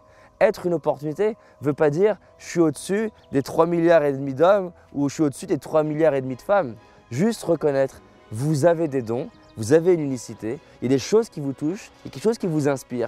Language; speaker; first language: French; native; French